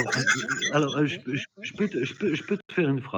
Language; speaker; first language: French; native; French